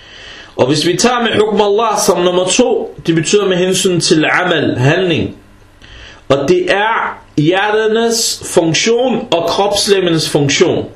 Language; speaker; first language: Danish; early bilingual, other home language; Arabic